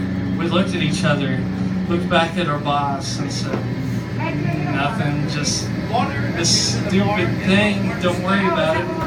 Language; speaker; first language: English; native; English